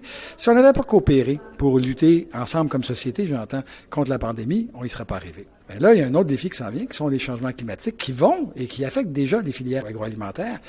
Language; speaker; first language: French; native; French